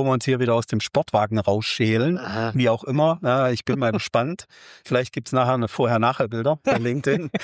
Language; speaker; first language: German; native; German